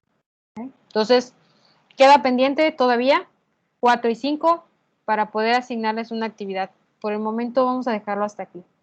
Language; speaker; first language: Spanish; native; Spanish